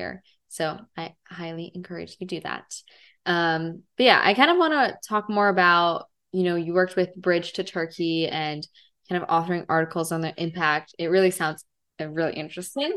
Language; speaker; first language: English; native; English